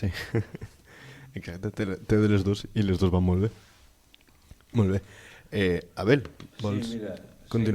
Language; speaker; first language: Catalan; native; Catalan